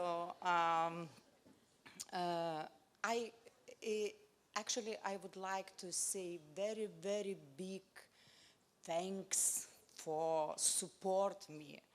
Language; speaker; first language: English; non-native, learner; Lithuanian